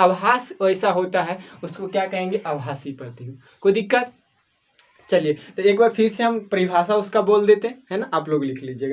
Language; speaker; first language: Hindi; native; Hindi